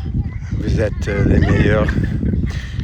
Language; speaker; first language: French; non-native, fluent; English